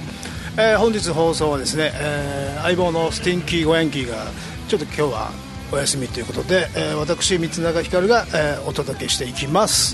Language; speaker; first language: Japanese; native; Japanese